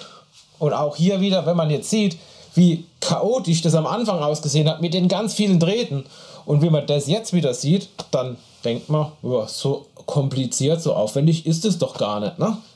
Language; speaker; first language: German; native; German